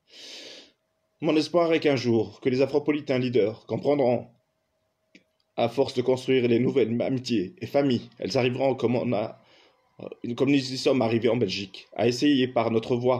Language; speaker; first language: French; non-native, local second language; Kabyle